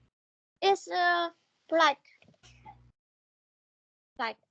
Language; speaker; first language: English; non-native, learner; Vietnamese